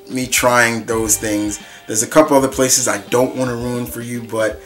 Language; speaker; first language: English; native; English